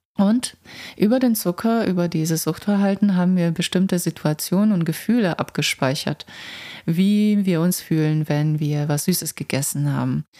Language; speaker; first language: German; non-native, fluent; Croatian